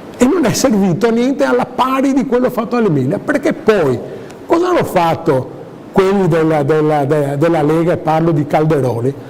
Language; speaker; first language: Italian; native; Italian